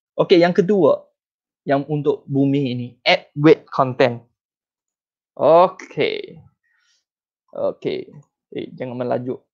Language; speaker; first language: Malay; non-native, local second language; Chinese